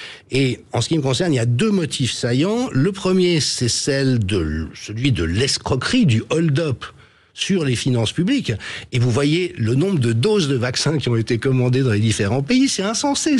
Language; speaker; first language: French; native; French